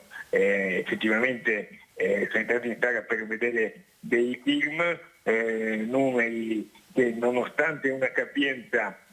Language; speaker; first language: Italian; native; Italian